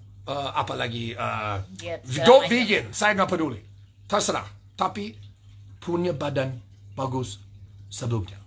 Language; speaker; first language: Indonesian; non-native, learner; English